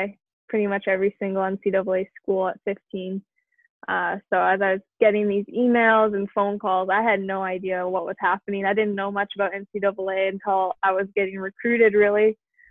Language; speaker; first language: English; native; English